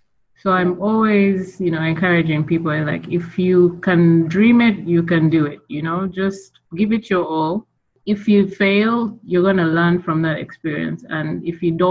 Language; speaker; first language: English; non-native, local second language; Ganda